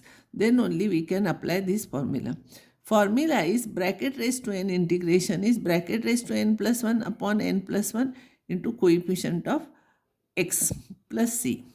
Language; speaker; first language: English; non-native, local second language; Marathi